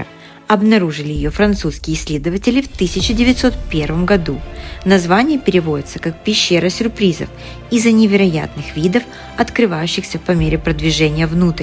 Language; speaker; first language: Russian; native; Russian